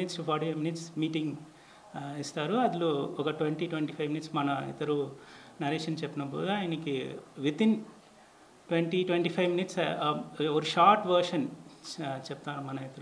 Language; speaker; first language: Telugu; non-native, learner; Tamil